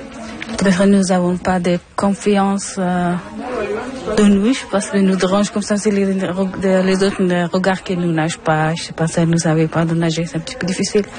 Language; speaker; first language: French; non-native, learner; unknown